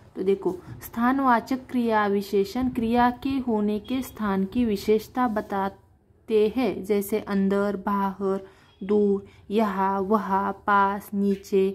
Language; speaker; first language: Hindi; non-native, local second language; Marathi